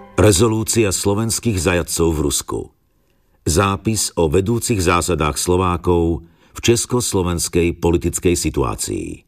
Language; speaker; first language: Slovak; native; Slovak